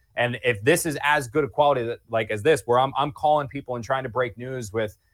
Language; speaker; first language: English; native; English